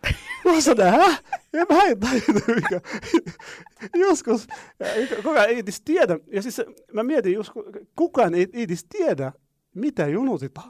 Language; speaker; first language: Finnish; non-native, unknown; Arabic